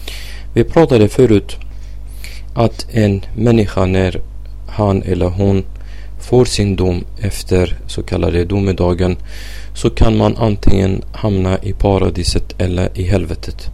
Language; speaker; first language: Swedish; non-native, fluent; Arabic